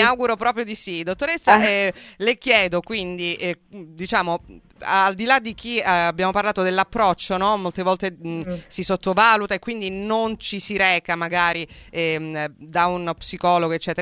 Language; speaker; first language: Italian; native; Italian